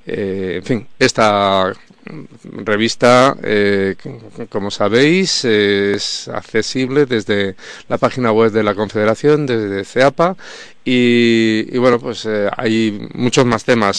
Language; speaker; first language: Spanish; native; Spanish